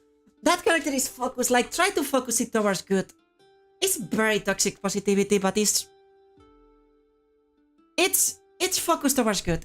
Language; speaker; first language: English; non-native, fluent; Spanish